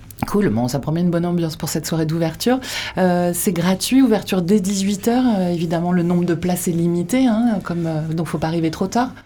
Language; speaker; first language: French; native; French